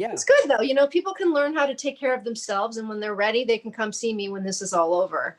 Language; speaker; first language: English; native; English